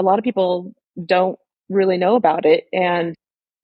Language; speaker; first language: English; native; English